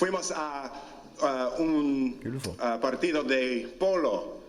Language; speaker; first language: Spanish; non-native, learner; English